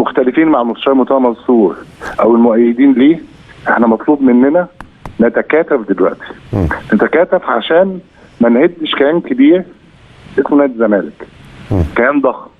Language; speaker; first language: Arabic; native; Arabic